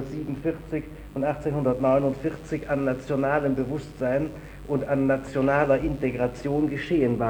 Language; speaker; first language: German; native; German